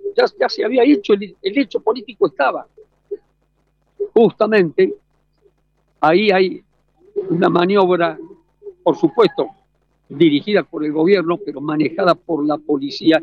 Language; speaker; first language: Spanish; native; Spanish